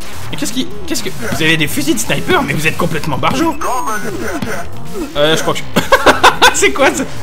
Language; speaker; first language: French; native; French